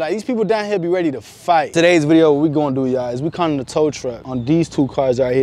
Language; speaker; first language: English; native; English